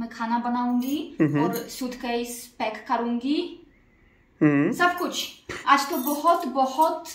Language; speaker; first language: Hindi; non-native, learner; Polish